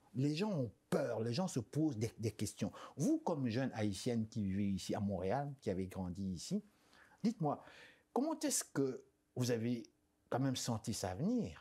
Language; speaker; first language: French; non-native, local second language; Lingala